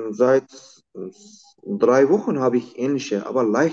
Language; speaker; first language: German; non-native, learner; Turkish